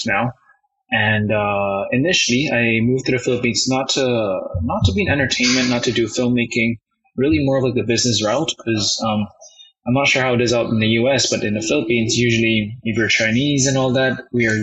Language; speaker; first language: English; non-native, local second language; Cantonese